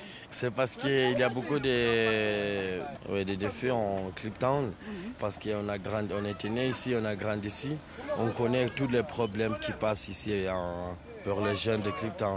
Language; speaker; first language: French; non-native, fluent; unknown